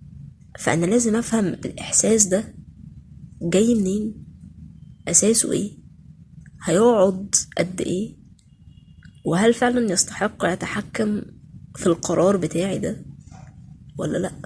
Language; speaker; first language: Arabic; native; Arabic